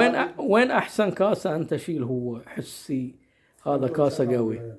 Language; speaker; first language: Arabic; native; Arabic